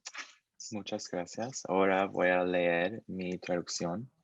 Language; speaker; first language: Spanish; non-native, learner; English